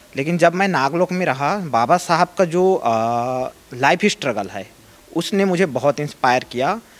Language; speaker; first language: Hindi; native; Hindi